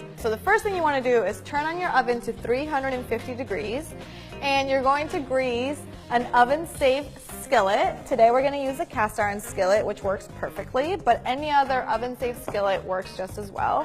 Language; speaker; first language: English; native; English